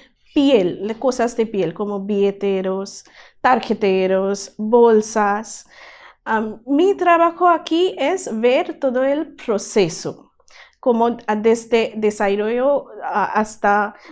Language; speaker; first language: Spanish; non-native, learner; Bangla